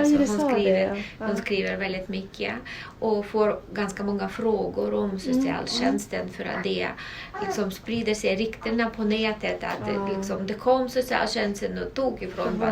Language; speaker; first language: Swedish; non-native, local second language; Russian